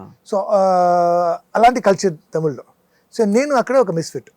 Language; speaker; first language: Telugu; non-native, local second language; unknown